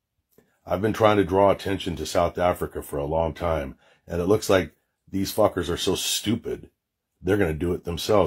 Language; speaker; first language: English; native; English